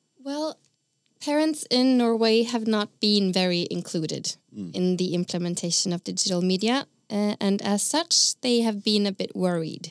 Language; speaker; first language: English; non-native, fluent; Norwegian